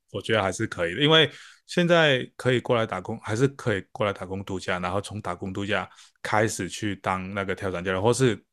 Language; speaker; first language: Chinese; non-native, local second language; Cantonese